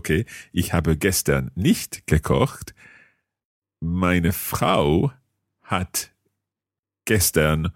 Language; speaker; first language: German; non-native, learner; English